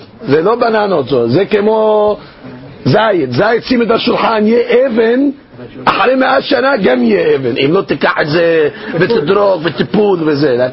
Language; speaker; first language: Hebrew; non-native, fluent; English